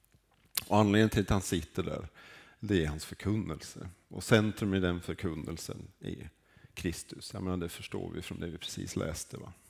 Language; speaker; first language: Swedish; native; Swedish